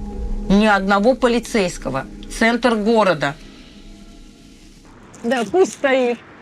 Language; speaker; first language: Russian; native; Russian